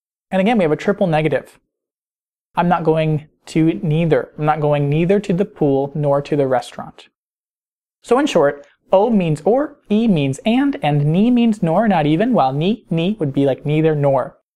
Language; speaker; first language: English; native; English